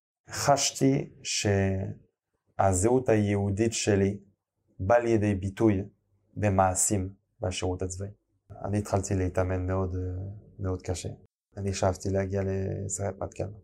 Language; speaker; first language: Hebrew; non-native, fluent; French